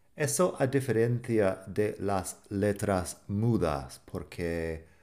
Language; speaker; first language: Spanish; non-native, fluent; English